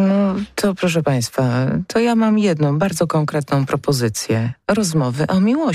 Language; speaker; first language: Polish; native; Polish